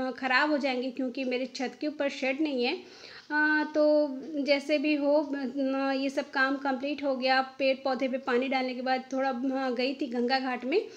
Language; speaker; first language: Hindi; non-native, local second language; Bangla